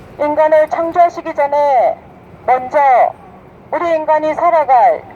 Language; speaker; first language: Korean; native; Korean